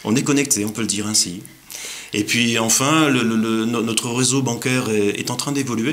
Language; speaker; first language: French; native; French